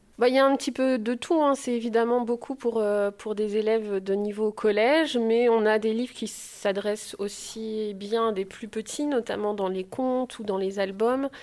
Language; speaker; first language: French; native; French